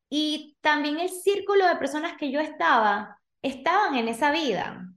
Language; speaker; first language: Spanish; early bilingual, other home language; Portuguese